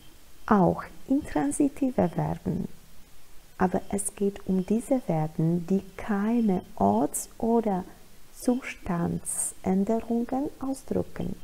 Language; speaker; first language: German; non-native, fluent; Polish